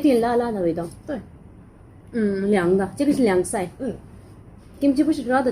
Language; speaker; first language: Chinese; non-native, fluent; Urdu